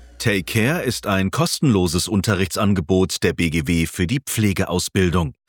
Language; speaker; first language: German; native; German